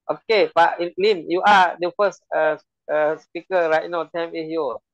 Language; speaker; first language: English; non-native, learner; Indonesian